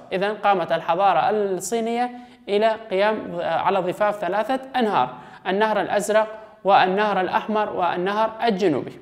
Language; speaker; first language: Arabic; non-native, local second language; Kurdish